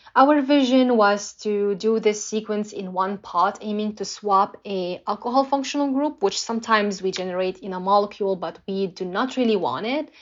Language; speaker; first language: English; non-native, fluent; Arabic